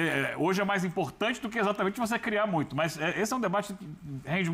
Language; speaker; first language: Portuguese; native; Portuguese